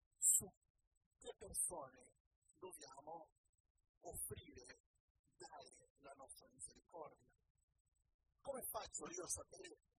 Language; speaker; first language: Italian; non-native, learner; Spanish